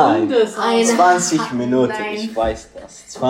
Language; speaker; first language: German; non-native, learner; Arabic